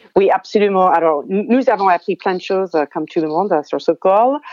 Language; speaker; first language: French; non-native, fluent; English